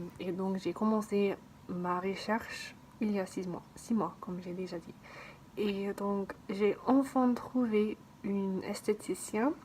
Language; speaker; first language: French; non-native, learner; English